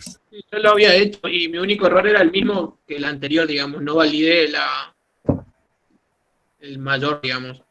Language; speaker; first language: Spanish; native; Spanish